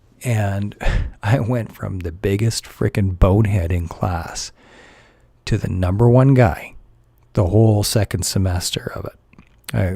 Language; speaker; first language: English; native; English